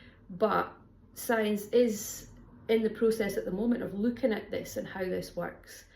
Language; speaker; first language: English; native; English